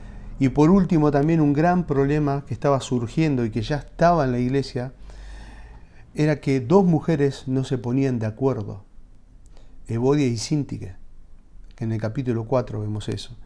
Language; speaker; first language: Spanish; native; Spanish